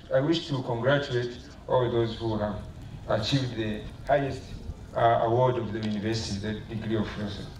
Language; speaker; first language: English; non-native, local second language; Swahili